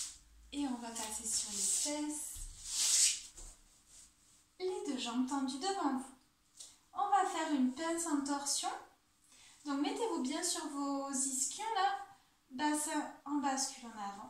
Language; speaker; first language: French; native; French